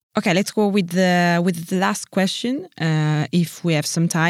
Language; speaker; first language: English; non-native, fluent; Italian